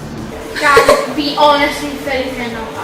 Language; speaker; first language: Welsh; native; Welsh